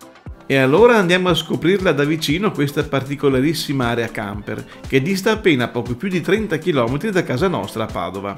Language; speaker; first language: Italian; native; Italian